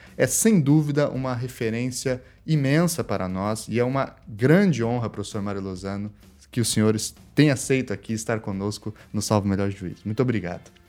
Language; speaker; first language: Portuguese; native; Portuguese